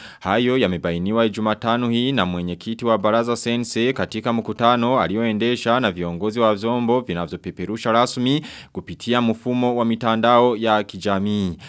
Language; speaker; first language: Swahili; non-native, local second language; Rundi